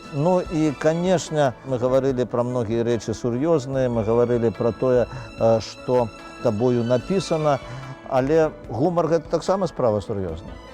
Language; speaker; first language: Belarusian; native; Belarusian